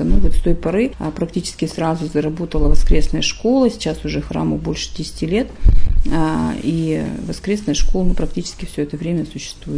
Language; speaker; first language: Russian; native; Russian